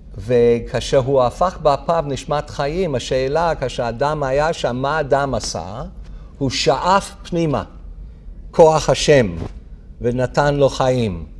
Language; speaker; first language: Hebrew; non-native, fluent; English